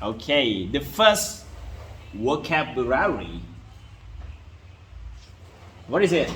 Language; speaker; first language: English; non-native, learner; Lao